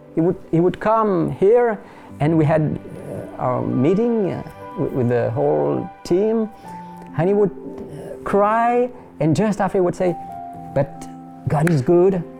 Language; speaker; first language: English; non-native, fluent; French